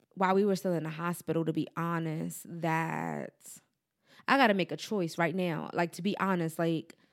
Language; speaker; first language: English; native; English